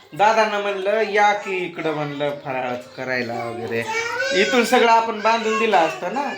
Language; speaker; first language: Marathi; native; Marathi